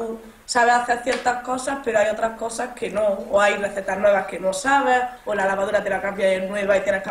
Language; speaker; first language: Spanish; native; Spanish